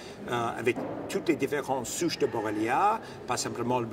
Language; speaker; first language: French; non-native, fluent; English